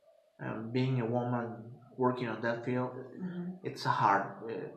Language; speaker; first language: English; non-native, fluent; Spanish